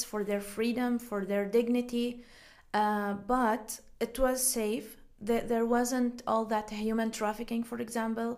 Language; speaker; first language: English; non-native, fluent; Arabic